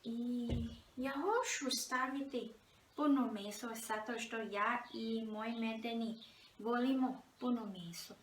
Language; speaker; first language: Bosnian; early bilingual, heritage; Bosnian